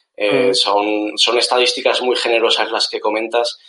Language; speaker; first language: Spanish; native; Spanish